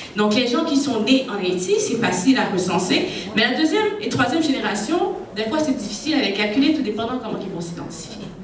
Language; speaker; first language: French; native; French